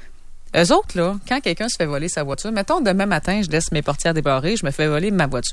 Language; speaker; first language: French; native; French